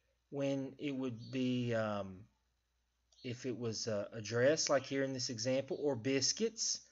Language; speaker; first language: English; native; English